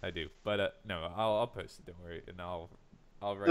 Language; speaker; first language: English; native; English